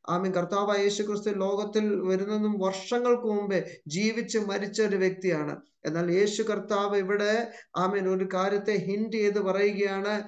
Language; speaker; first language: Malayalam; early bilingual, heritage; Malayalam